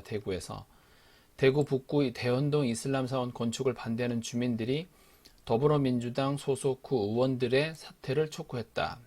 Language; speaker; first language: Korean; native; Korean